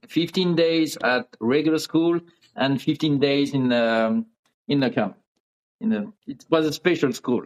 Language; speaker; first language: English; non-native, learner; French